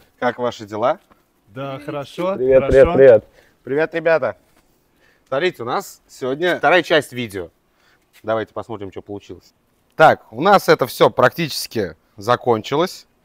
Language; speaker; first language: Russian; native; Russian